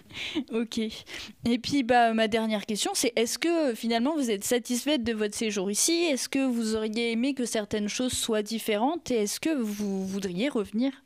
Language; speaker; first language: French; native; French